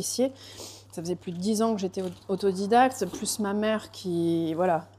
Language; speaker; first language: French; native; French